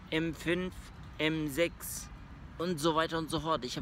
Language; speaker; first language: German; early bilingual, other home language; Turkish